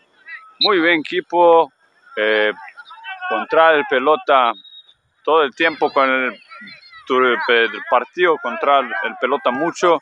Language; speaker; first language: Spanish; non-native, learner; Hebrew